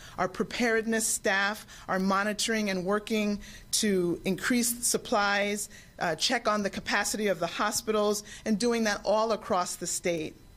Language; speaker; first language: English; native; English